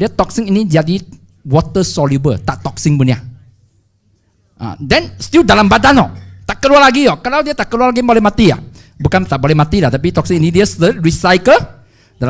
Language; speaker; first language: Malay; non-native, local second language; Chinese